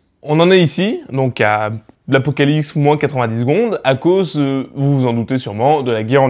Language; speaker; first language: French; native; French